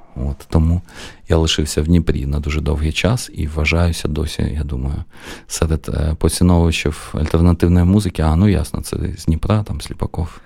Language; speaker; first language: Ukrainian; non-native, local second language; Russian